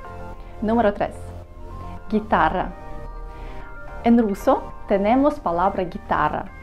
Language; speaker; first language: Spanish; non-native, learner; Russian